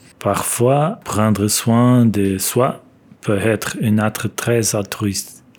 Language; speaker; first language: French; non-native, fluent; Portuguese